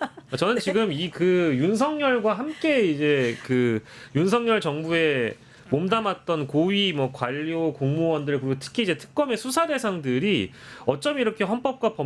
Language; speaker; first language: Korean; native; Korean